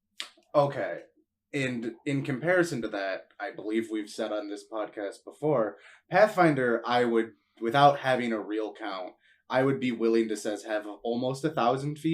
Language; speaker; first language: English; native; English